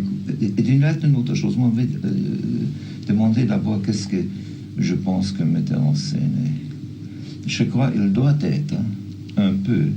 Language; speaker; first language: French; non-native, fluent; German